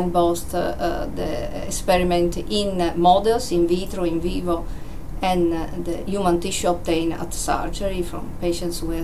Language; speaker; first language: English; non-native, fluent; Italian